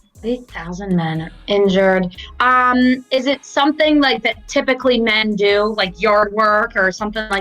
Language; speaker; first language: English; native; English